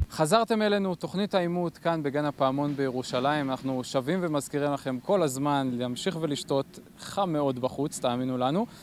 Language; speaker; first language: Hebrew; native; Hebrew